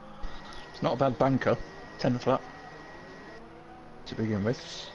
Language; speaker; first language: English; native; English